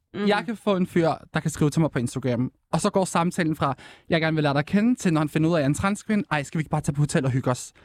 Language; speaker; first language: Danish; early bilingual, other home language; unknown